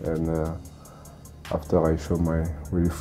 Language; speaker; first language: English; non-native, learner; French